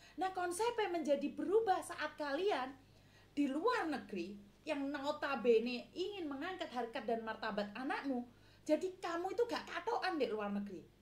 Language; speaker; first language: Indonesian; non-native, local second language; Javanese